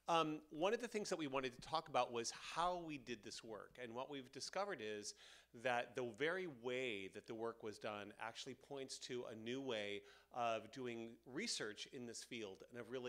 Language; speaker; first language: English; native; English